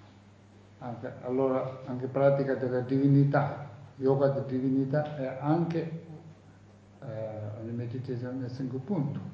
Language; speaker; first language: Italian; non-native, fluent; Tibetan